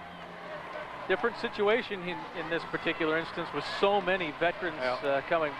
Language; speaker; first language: English; native; English